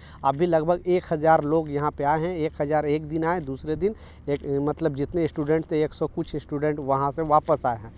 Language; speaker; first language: Hindi; native; Hindi